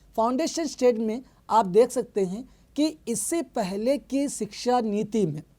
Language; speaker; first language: Hindi; non-native, local second language; Telugu